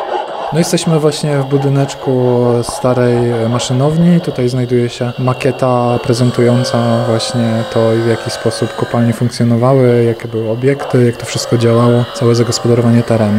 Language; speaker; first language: Polish; native; Polish